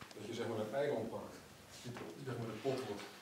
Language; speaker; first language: Dutch; native; Dutch